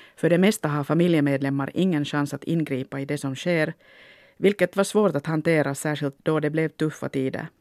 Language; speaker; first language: Swedish; non-native, local second language; Finnish